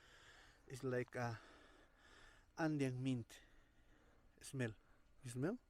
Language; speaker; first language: English; non-native, learner; Spanish